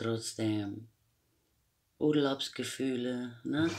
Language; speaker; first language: German; non-native, fluent; Croatian